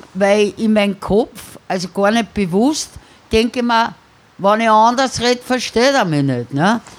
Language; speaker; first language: German; native; German